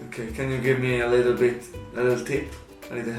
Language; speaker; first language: English; non-native, fluent; Italian